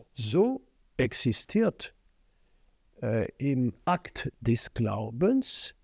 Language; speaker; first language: German; non-native, fluent; French